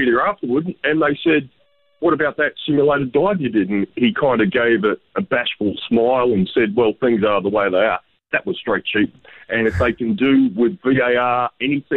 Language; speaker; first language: English; native; English